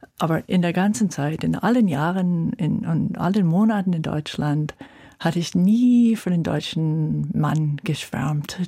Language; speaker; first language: German; non-native, fluent; English